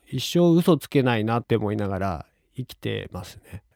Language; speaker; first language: Japanese; native; Japanese